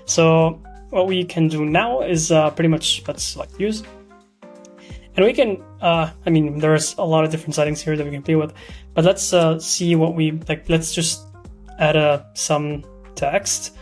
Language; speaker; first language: English; non-native, fluent; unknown